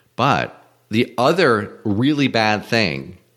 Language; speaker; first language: English; native; English